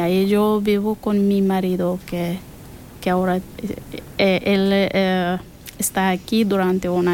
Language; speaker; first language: Spanish; non-native, learner; Persian